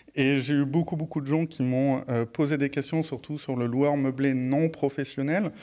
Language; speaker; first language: French; native; French